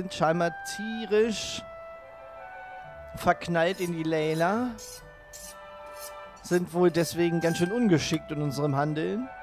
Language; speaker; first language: German; native; German